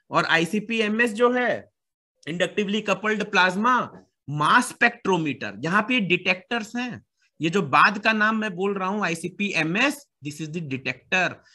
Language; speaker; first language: Hindi; native; Hindi